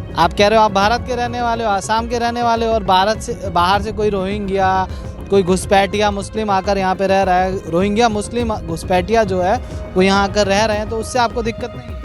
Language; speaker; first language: Hindi; native; Hindi